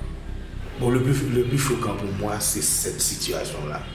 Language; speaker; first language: French; non-native, local second language; Haitian Creole